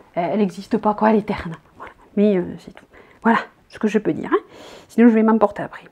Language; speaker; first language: French; native; French